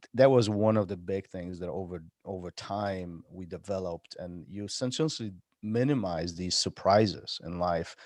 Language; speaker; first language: English; non-native, fluent; Polish